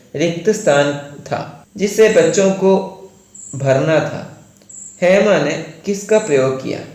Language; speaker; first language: Hindi; non-native, local second language; Malayalam